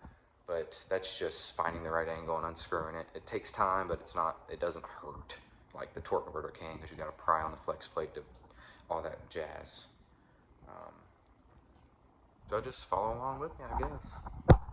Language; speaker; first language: English; native; English